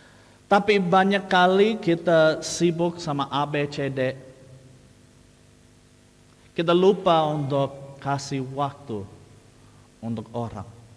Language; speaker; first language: Indonesian; non-native, fluent; English